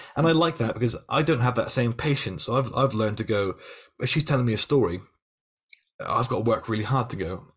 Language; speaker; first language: English; native; English